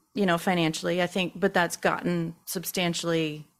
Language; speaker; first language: English; native; English